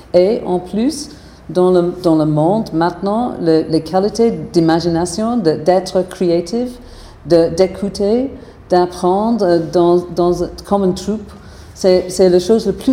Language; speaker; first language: French; non-native, fluent; English